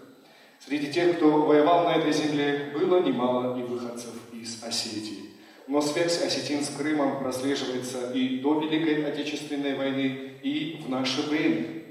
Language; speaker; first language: Russian; native; Russian